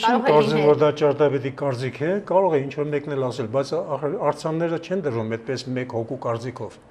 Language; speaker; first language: Armenian; native; Armenian